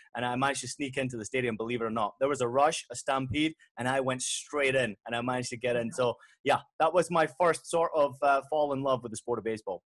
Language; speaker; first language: English; native; English